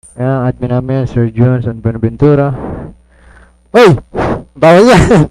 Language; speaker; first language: Filipino; native; Filipino